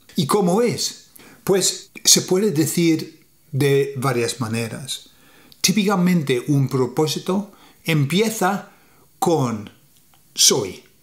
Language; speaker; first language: Spanish; non-native, fluent; English